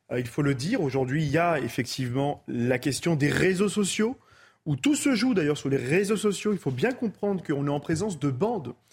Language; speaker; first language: French; native; French